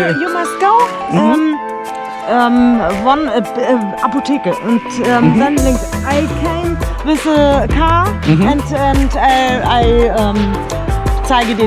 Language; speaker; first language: English; non-native, learner; German